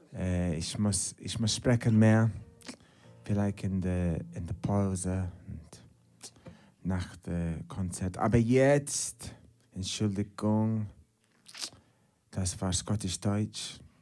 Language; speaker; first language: German; non-native, learner; English